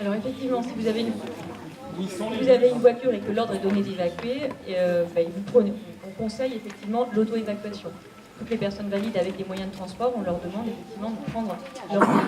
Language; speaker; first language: French; native; French